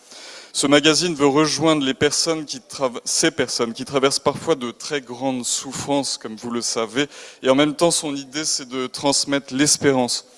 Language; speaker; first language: French; native; French